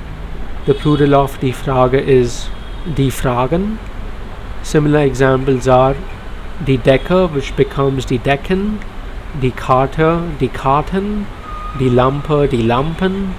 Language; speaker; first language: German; non-native, learner; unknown